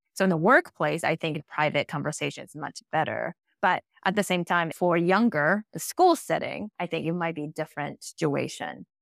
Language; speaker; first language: English; non-native, fluent; Japanese